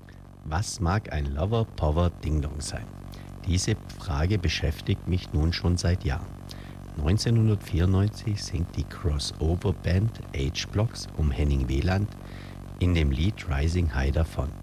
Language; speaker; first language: German; native; German